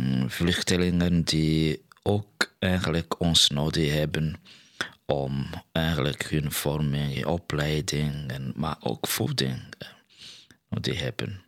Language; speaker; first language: Dutch; non-native, fluent; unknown